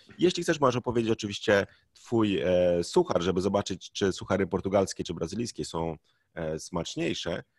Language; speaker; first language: Polish; native; Polish